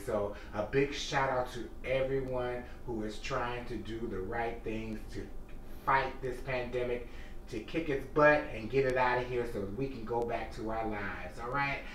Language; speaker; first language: English; native; English